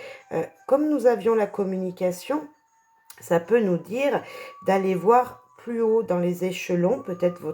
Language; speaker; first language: French; native; French